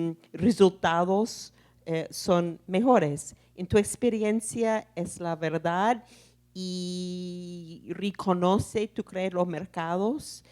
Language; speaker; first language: Spanish; non-native, fluent; English